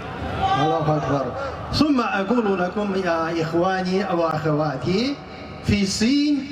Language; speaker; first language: Arabic; non-native, fluent; Chinese